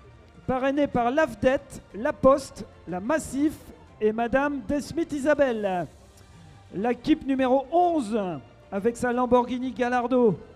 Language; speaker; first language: French; native; French